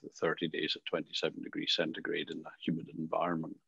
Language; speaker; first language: English; native; English